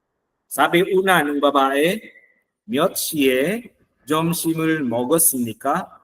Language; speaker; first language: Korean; non-native, fluent; Filipino